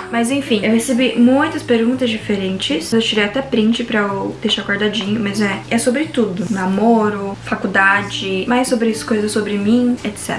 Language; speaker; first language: Portuguese; native; Portuguese